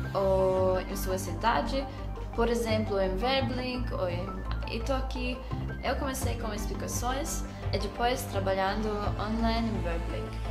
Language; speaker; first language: Portuguese; non-native, fluent; English